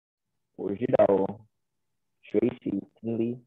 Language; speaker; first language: Chinese; non-native, learner; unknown